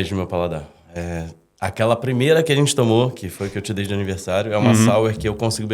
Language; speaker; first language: Portuguese; native; Portuguese